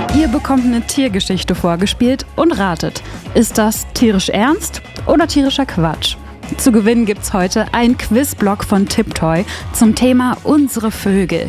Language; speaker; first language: German; native; German